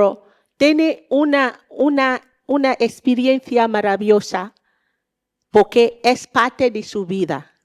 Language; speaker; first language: Spanish; non-native, learner; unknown